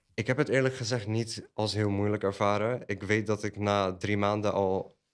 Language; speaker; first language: Dutch; early bilingual, other home language; Polish